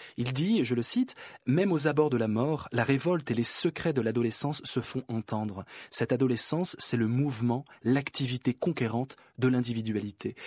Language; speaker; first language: French; native; French